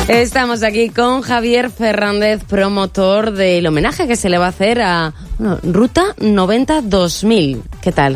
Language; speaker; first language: Spanish; native; Spanish